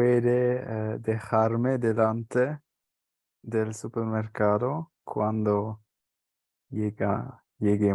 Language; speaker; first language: Spanish; non-native, learner; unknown